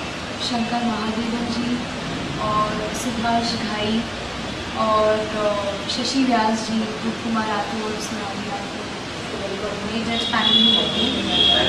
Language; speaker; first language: Hindi; native; Hindi